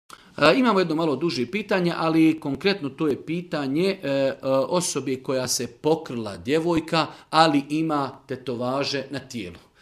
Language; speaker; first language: Croatian; native; Croatian